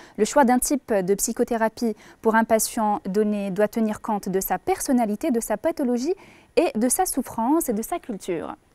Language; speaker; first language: French; non-native, local second language; Arabic